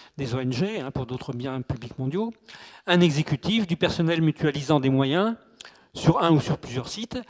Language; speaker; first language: French; native; French